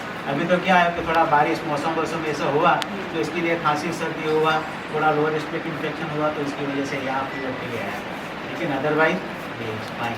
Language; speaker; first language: Hindi; non-native, local second language; Gujarati